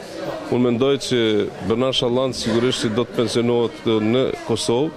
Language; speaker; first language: Albanian; native; Albanian